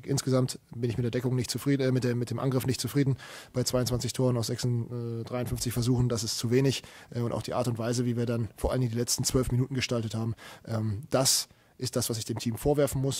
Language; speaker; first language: German; native; German